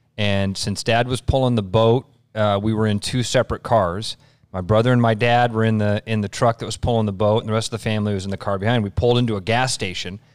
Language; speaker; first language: English; native; English